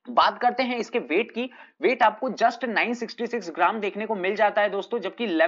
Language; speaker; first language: Hindi; native; Hindi